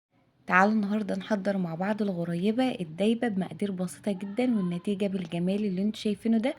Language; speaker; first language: Arabic; native; Arabic